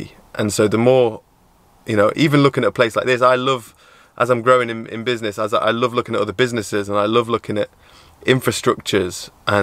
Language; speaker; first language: English; native; English